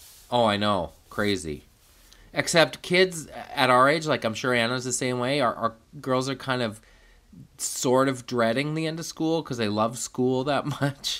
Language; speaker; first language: English; native; English